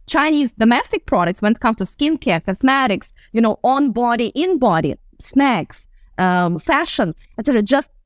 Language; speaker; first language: English; non-native, fluent; Russian